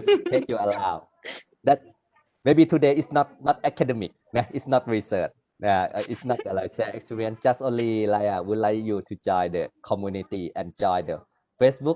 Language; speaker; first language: English; non-native, learner; Thai